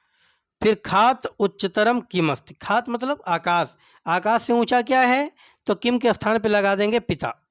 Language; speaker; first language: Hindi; native; Hindi